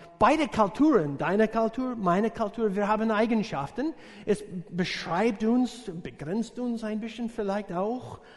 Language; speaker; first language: German; non-native, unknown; English